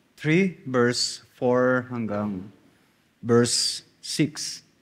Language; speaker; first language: Filipino; non-native, local second language; Bikol